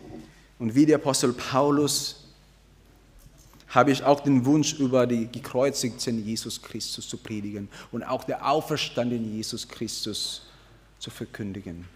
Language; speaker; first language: German; non-native, fluent; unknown